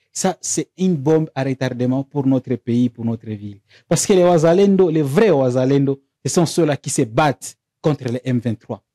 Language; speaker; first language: French; non-native, local second language; Swahili